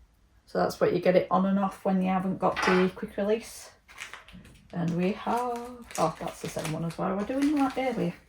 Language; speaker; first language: English; native; English